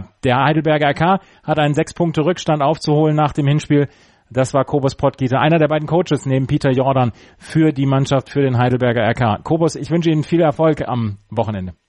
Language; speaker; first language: German; native; German